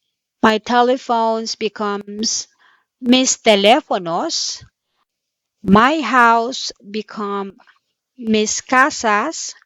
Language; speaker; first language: Spanish; non-native, fluent; Filipino